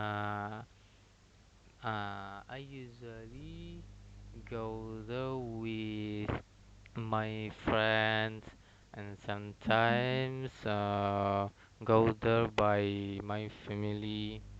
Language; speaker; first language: English; non-native, learner; Indonesian